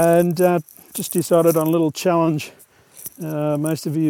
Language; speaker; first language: English; native; English